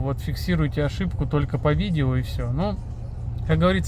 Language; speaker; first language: Russian; native; Russian